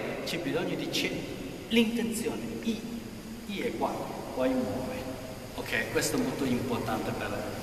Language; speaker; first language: Italian; non-native, learner; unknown